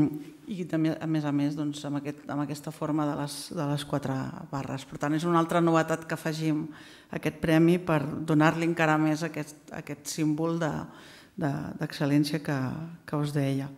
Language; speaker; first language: Catalan; native; Catalan